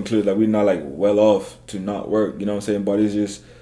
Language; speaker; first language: English; non-native, local second language; Zulu